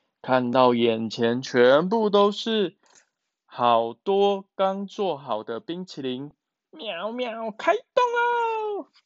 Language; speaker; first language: Chinese; native; Chinese